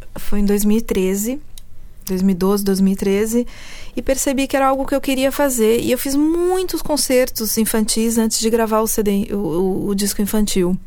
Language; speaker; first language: Portuguese; early bilingual, heritage; Portuguese